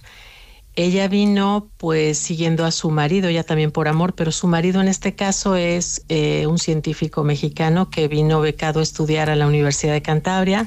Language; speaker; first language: Spanish; native; Spanish